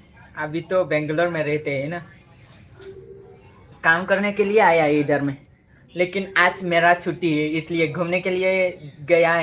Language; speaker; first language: Hindi; non-native, local second language; Khasi